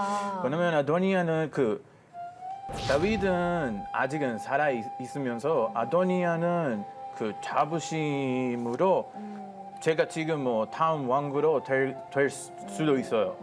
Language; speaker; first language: Korean; non-native, fluent; Hebrew